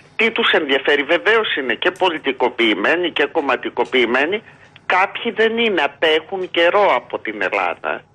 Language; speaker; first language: Greek; native; Greek